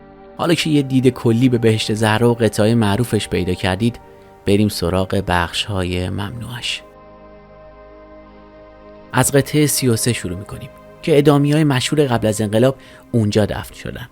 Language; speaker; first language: Persian; native; Persian